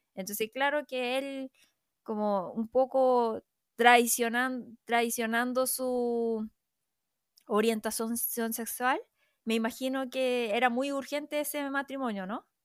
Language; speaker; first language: Spanish; non-native, fluent; Korean